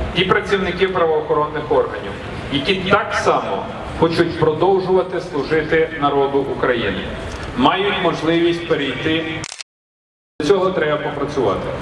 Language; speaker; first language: Ukrainian; native; Ukrainian